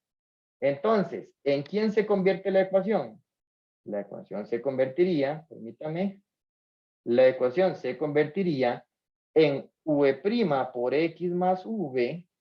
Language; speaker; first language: Spanish; native; Spanish